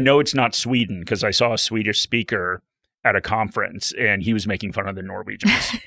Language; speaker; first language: English; native; English